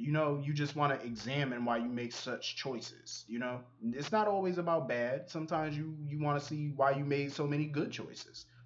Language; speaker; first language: English; native; English